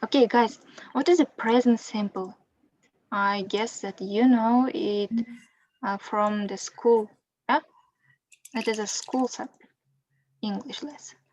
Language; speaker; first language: English; non-native, fluent; Kazakh